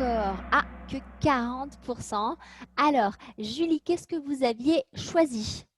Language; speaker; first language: French; native; French